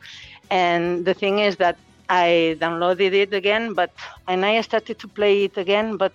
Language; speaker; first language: English; non-native, fluent; Catalan